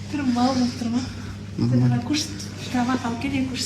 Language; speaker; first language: Russian; non-native, local second language; Kazakh